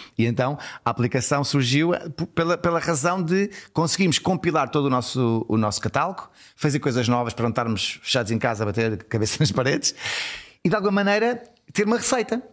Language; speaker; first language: Portuguese; early bilingual, heritage; Portuguese